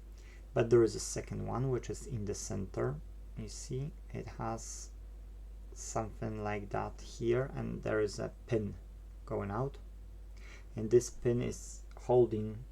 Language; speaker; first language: English; non-native, fluent; Polish